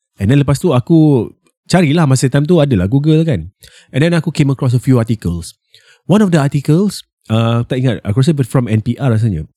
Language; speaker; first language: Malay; native; Malay